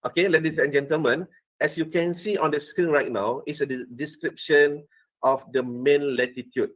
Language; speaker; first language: English; non-native, fluent; Malay